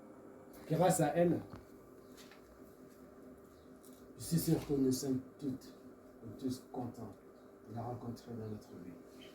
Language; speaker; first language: French; non-native, learner; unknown